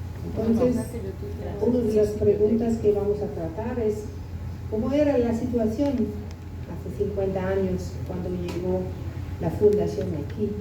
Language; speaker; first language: Spanish; non-native, fluent; German